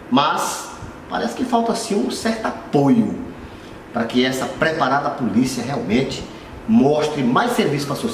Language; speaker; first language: Portuguese; native; Portuguese